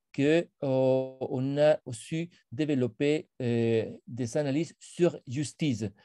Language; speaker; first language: French; non-native, fluent; Spanish